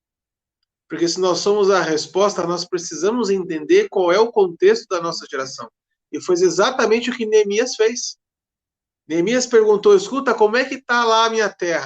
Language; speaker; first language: Portuguese; native; Portuguese